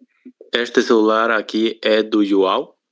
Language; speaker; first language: Portuguese; non-native, learner; Spanish